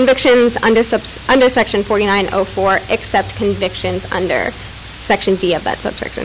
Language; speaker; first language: English; native; English